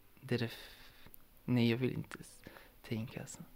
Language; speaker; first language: Swedish; non-native, learner; Persian